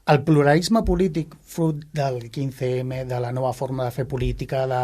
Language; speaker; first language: Catalan; native; Catalan